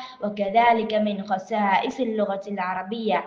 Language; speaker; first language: Arabic; non-native, learner; Malayalam